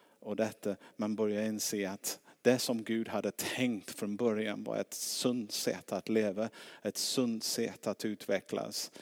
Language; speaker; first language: Swedish; non-native, fluent; English